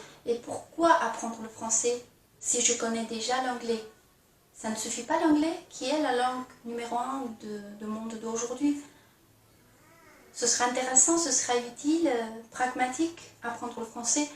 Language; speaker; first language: French; non-native, fluent; Chinese